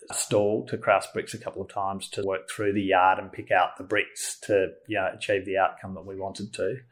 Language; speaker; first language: English; native; English